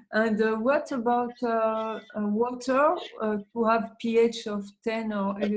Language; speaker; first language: English; non-native, learner; French